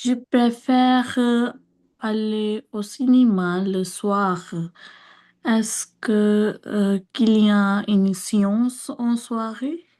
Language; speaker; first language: French; non-native, learner; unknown